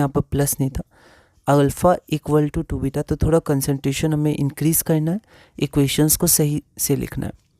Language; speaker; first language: Hindi; native; Hindi